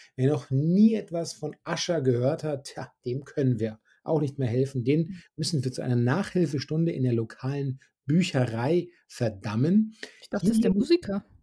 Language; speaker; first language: German; native; German